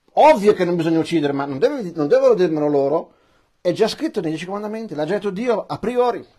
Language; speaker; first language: Italian; early bilingual, other home language; Persian